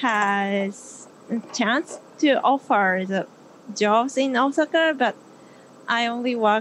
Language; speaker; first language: English; non-native, learner; Japanese